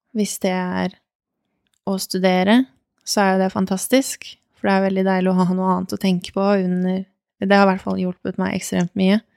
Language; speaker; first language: Norwegian; early bilingual, other home language; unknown